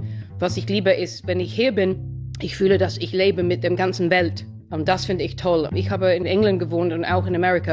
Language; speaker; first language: German; non-native, fluent; English